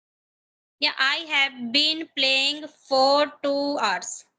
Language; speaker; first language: English; non-native, learner; Hindi